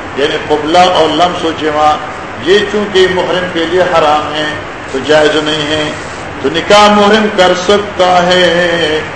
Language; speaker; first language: Urdu; non-native, local second language; Northern Hindko